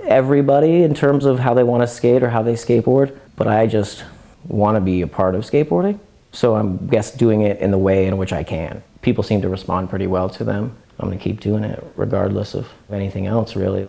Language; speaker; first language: English; native; English